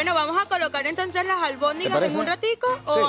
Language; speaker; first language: Spanish; native; Spanish